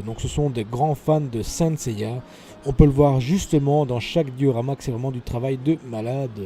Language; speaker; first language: French; native; French